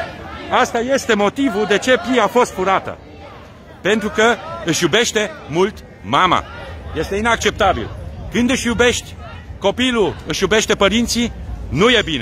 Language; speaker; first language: Romanian; native; Romanian